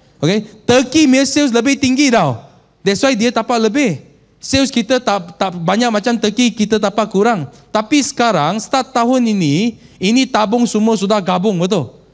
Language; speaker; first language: Malay; non-native, local second language; Chinese